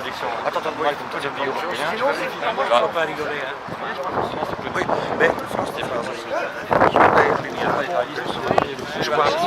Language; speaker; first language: French; non-native, local second language; Dutch